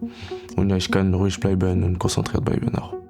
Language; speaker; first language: German; non-native, learner; French